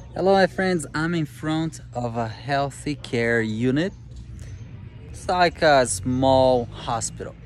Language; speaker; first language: English; non-native, fluent; Portuguese